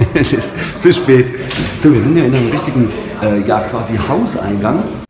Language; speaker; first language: German; native; German